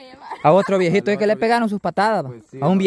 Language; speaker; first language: Spanish; native; Spanish